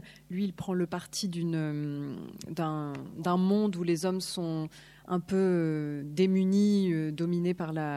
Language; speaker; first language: French; native; French